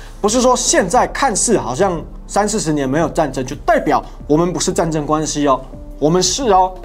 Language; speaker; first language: Chinese; native; Chinese